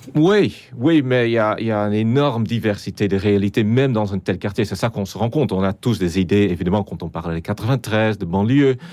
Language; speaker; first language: French; non-native, fluent; Dutch